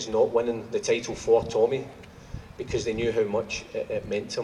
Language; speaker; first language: English; native; English